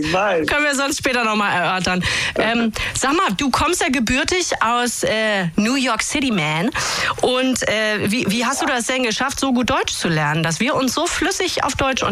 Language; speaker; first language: German; native; German